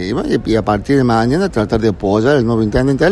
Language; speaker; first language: Spanish; native; Spanish